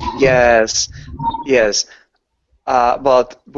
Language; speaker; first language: English; non-native, learner; Spanish